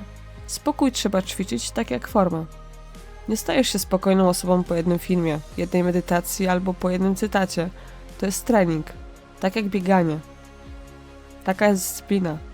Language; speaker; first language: Polish; native; Polish